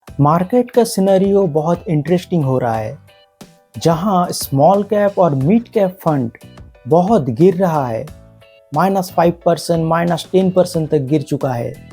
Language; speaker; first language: Hindi; non-native, local second language; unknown